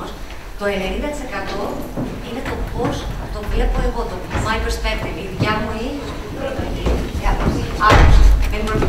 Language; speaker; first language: Greek; native; Greek